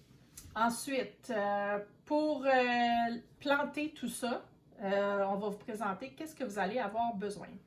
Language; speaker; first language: French; native; French